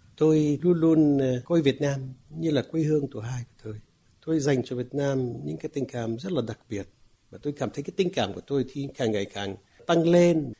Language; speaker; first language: Vietnamese; non-native, fluent; Arabic